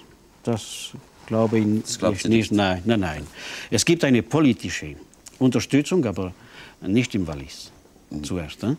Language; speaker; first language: German; non-native, local second language; French